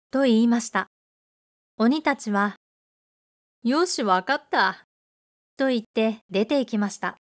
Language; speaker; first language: Japanese; native; Japanese